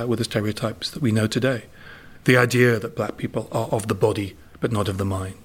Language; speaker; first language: English; native; English